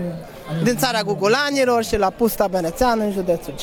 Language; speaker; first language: Romanian; non-native, learner; Hungarian